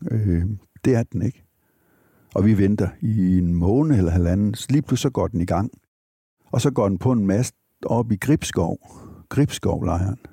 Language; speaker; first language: Danish; native; Danish